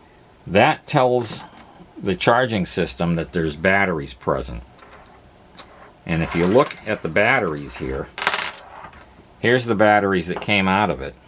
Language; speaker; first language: English; native; English